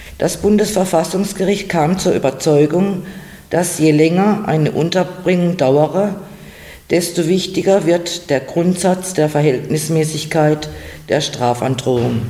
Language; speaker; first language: German; native; German